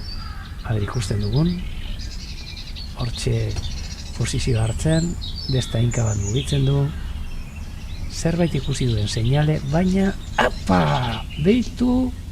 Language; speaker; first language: Basque; native; Basque